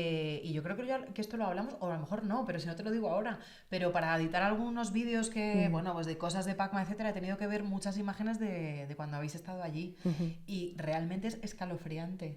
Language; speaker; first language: Spanish; native; Spanish